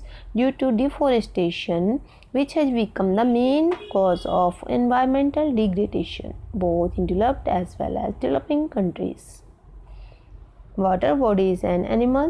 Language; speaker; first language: English; non-native, local second language; Hindi